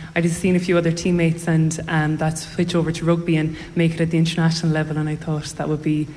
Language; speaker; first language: English; native; English